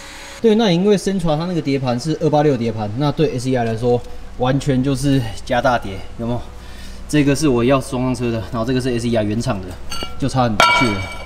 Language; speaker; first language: Chinese; native; Chinese